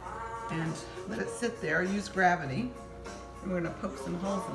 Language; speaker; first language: English; native; English